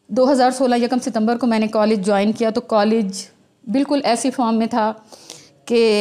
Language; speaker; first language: Urdu; non-native, local second language; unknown